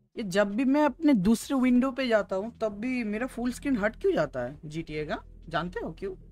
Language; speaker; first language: Hindi; non-native, local second language; Bangla